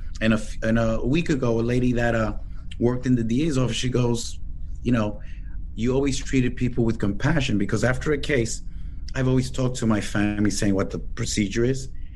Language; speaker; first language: English; early bilingual, other home language; Spanish